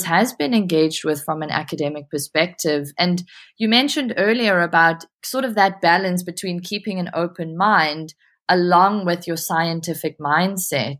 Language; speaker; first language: English; native; English